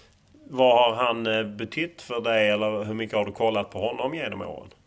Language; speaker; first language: Swedish; native; Swedish